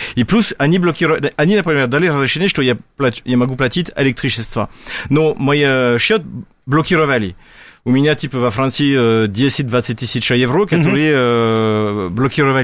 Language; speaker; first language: Russian; non-native, fluent; French